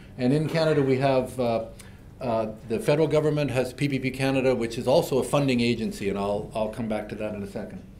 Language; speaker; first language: English; native; English